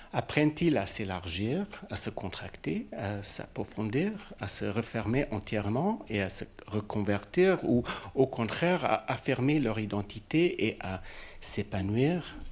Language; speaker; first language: French; non-native, fluent; English